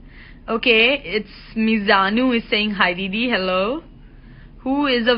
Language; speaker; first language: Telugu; non-native, learner; Gujarati